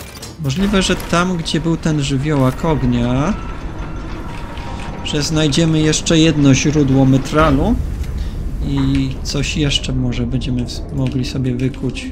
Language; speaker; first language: Polish; native; Polish